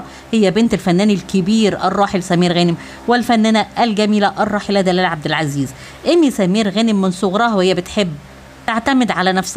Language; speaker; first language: Arabic; native; Arabic